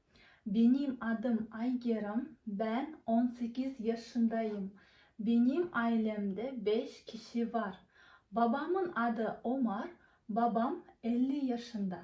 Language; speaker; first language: Turkish; non-native, fluent; Kazakh